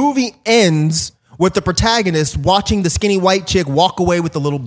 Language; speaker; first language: English; native; English